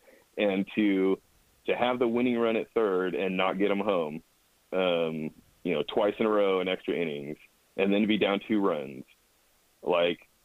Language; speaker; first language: English; native; English